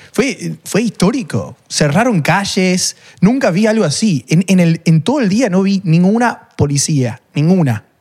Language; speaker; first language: Spanish; non-native, fluent; English